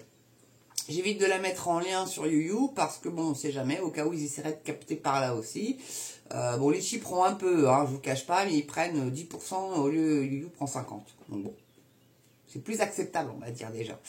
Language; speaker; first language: French; native; French